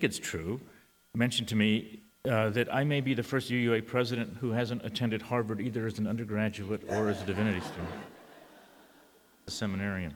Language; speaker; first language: English; early bilingual, other home language; Spanish